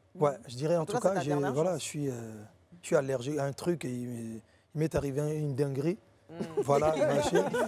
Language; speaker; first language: French; non-native, local second language; Lingala